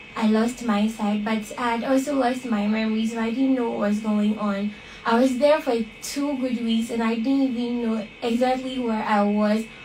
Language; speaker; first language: English; non-native, local second language; Akan